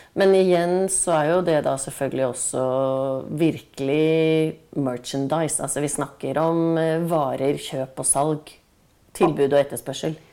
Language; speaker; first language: Norwegian; native; Norwegian